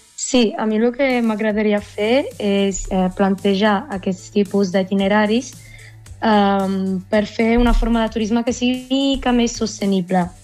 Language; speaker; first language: Catalan; non-native, fluent; Italian